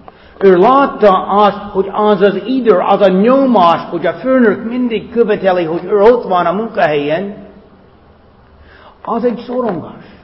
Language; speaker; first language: Hungarian; non-native, fluent; English